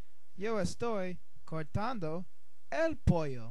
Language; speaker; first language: Spanish; non-native, learner; English